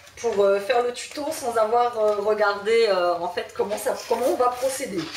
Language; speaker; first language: French; early bilingual, other home language; Portuguese